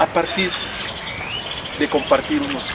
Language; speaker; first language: Spanish; native; Spanish